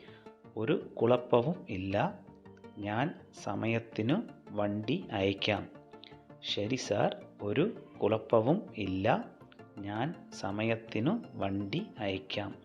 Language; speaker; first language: Malayalam; non-native, fluent; Telugu